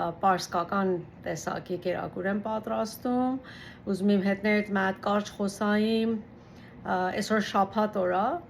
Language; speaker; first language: Armenian; early bilingual, heritage; Armenian